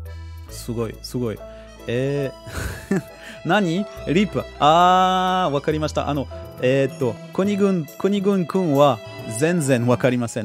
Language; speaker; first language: Japanese; non-native, learner; French